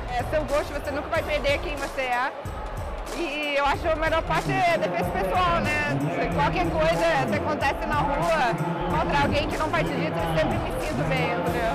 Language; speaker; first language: Portuguese; non-native, fluent; English